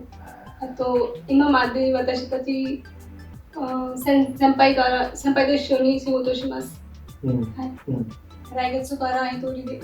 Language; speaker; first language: Japanese; non-native, learner; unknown